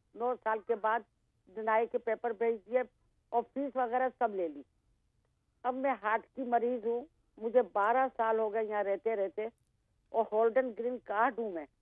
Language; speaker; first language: Urdu; native; Urdu